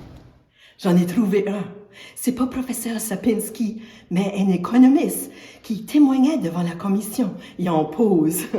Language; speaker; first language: French; native; French